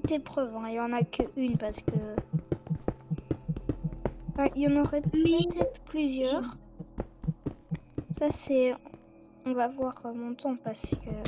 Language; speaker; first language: French; native; French